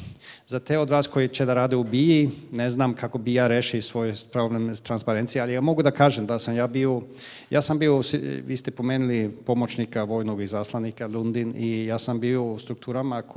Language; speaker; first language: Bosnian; non-native, fluent; Swedish